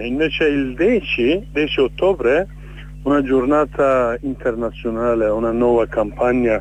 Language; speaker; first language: Italian; non-native, fluent; Kurdish